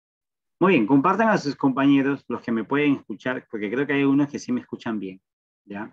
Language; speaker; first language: Spanish; native; Spanish